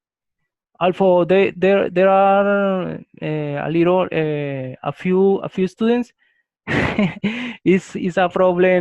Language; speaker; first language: English; non-native, learner; Spanish